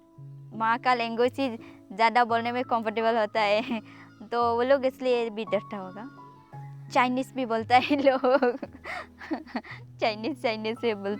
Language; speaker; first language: Hindi; non-native, local second language; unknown